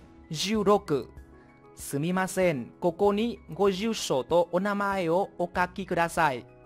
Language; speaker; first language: Japanese; non-native, fluent; Vietnamese